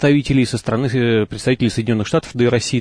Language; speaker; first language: Russian; native; Russian